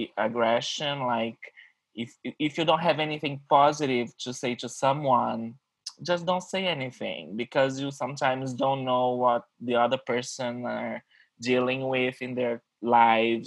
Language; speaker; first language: English; non-native, fluent; Portuguese